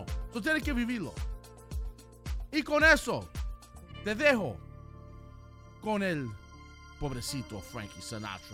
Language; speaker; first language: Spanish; early bilingual, heritage; Spanish